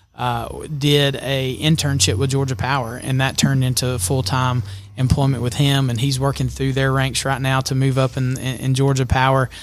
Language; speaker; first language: English; native; English